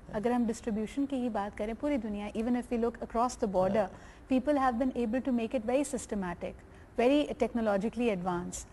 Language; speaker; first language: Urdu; native; Urdu